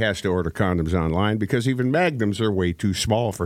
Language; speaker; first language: English; native; English